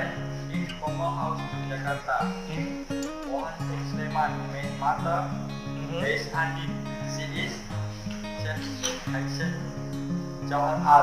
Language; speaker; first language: German; non-native, learner; Indonesian